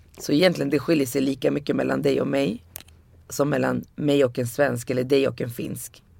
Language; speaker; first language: Swedish; early bilingual, other home language; Arabic